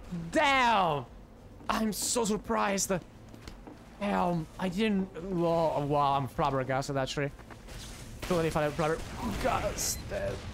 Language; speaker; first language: English; non-native, fluent; Italian